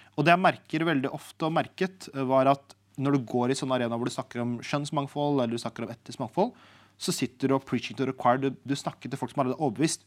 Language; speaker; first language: Norwegian; early bilingual, other home language; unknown